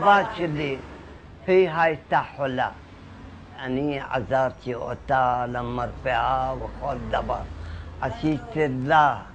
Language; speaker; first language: Hebrew; non-native, learner; Arabic